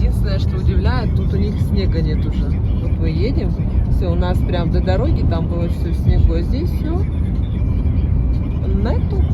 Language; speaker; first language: Russian; native; Russian